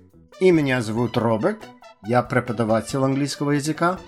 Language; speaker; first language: Russian; non-native, fluent; English